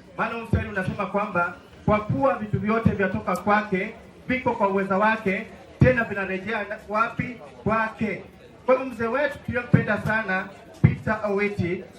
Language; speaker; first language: Swahili; non-native, local second language; Luyia